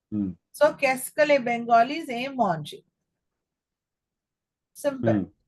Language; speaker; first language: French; non-native, fluent; Telugu